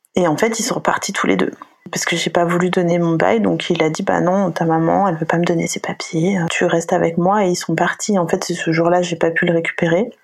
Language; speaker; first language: French; native; French